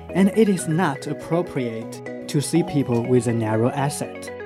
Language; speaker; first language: English; non-native, fluent; Chinese